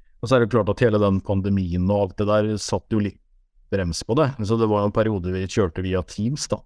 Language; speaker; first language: Norwegian; native; Norwegian